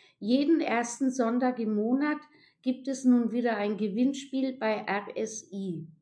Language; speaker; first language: German; native; German